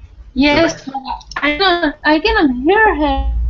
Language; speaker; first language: English; non-native, learner; Spanish